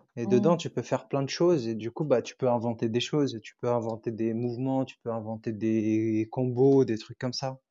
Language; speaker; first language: French; non-native, local second language; Arabic